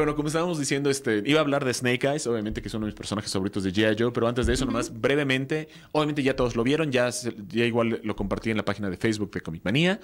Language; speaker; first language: Spanish; native; Spanish